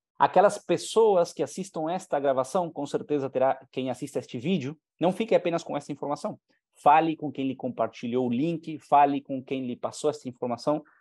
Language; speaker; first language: Portuguese; non-native, fluent; Spanish